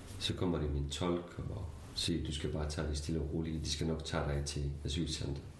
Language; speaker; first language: Danish; non-native, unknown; Kurdish